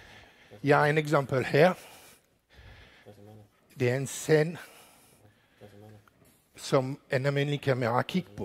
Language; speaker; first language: Danish; non-native, learner; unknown